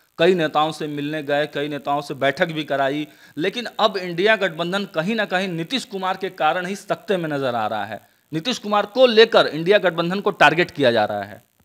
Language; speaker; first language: Hindi; native; Hindi